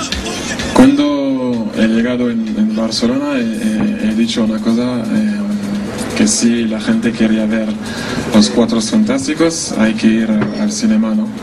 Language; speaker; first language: Spanish; non-native, fluent; French